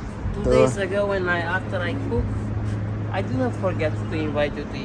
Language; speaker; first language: English; non-native, learner; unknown